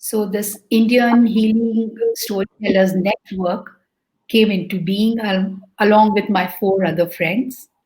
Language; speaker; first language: English; non-native, local second language; Hindi